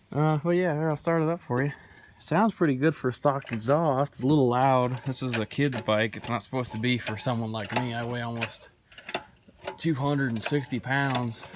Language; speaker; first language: English; native; English